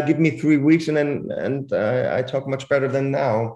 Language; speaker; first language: English; non-native, fluent; Swiss German